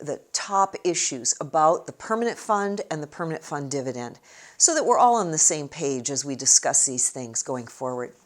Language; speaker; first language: English; native; English